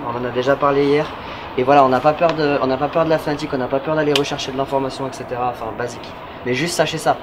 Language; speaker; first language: French; native; French